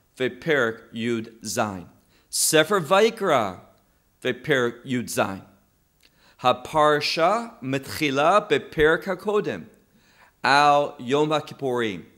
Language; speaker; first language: Hebrew; non-native, fluent; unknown